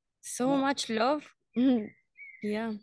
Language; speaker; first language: English; non-native, learner; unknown